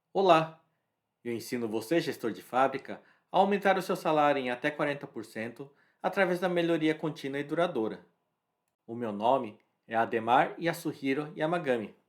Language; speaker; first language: Portuguese; early bilingual, other home language; Japanese